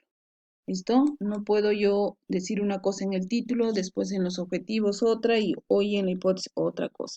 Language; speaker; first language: Spanish; native; Spanish